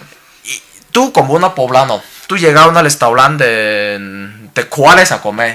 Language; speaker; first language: Spanish; non-native, learner; Cantonese